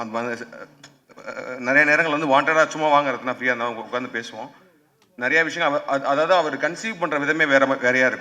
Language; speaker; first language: Tamil; native; Tamil